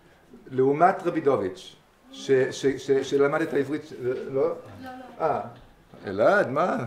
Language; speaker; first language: Hebrew; non-native, fluent; English